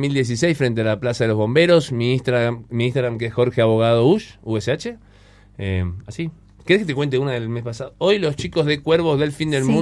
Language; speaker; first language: Spanish; native; Spanish